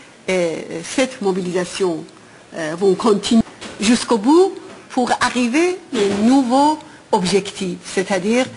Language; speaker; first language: French; non-native, fluent; Persian